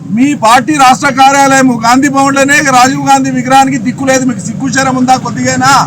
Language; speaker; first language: Telugu; native; Telugu